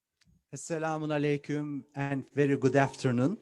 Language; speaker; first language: English; non-native, fluent; Turkish